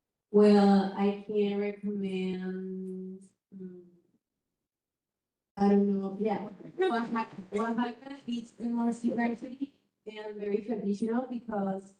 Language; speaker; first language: English; non-native, learner; Spanish